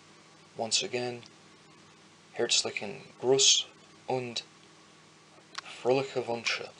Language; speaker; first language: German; non-native, learner; English